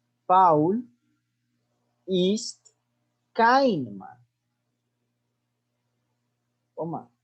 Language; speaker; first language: German; non-native, fluent; Spanish